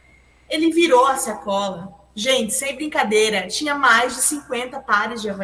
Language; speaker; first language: Portuguese; native; Portuguese